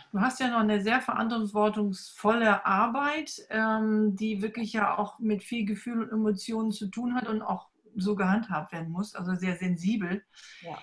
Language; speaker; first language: German; native; German